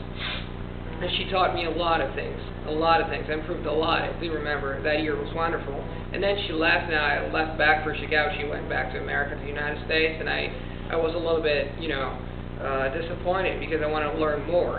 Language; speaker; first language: English; non-native, fluent; Italian